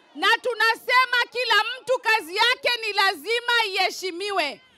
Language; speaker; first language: Swahili; native; Swahili